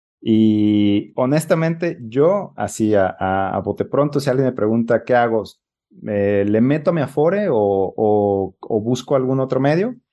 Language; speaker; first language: Spanish; native; Spanish